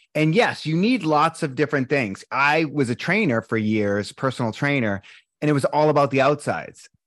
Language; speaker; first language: English; native; English